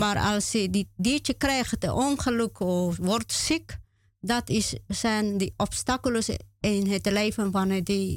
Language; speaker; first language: Dutch; non-native, learner; Spanish